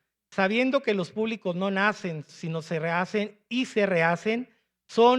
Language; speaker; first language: Spanish; native; Spanish